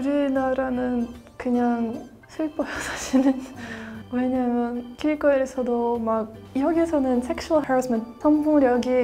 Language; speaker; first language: Korean; non-native, fluent; Russian